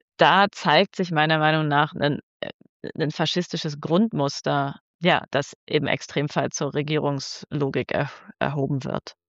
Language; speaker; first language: German; native; German